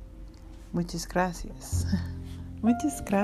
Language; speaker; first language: Spanish; non-native, learner; English